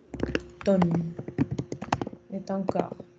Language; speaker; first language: French; non-native, fluent; Spanish